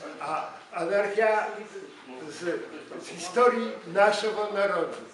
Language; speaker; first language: Polish; non-native, learner; Ukrainian